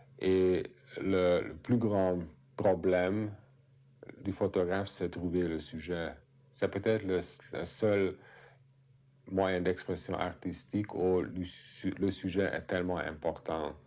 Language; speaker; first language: French; non-native, fluent; Hungarian